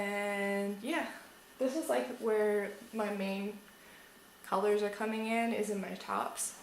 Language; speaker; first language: English; native; English